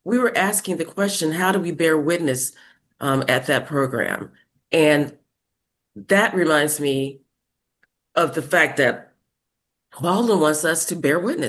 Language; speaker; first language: English; native; English